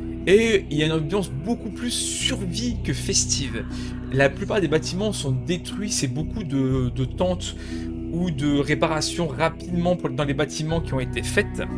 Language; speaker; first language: French; native; French